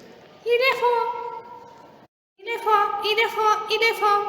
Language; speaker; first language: French; non-native, learner; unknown